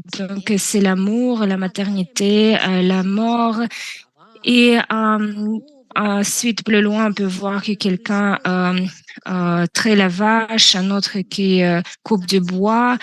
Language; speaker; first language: French; non-native, fluent; Russian